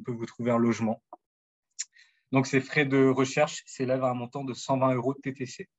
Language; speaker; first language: French; native; French